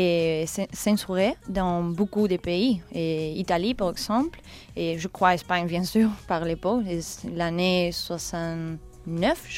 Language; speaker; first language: French; non-native, learner; Spanish